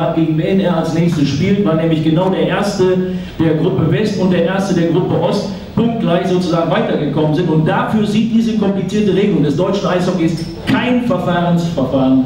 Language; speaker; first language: German; native; German